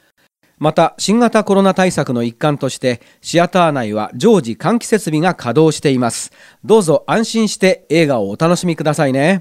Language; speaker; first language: Japanese; native; Japanese